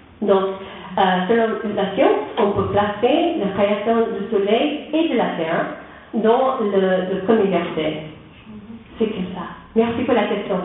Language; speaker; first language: French; non-native, learner; English